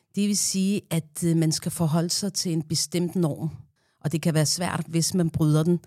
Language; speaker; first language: Danish; non-native, fluent; Arabic